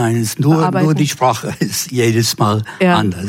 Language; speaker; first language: German; non-native, fluent; English